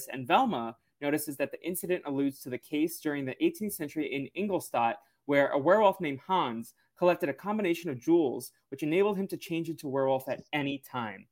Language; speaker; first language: English; native; English